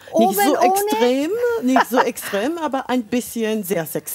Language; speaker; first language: German; non-native, fluent; French